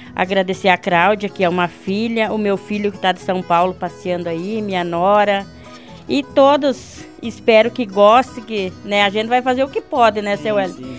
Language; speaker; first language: Portuguese; native; Portuguese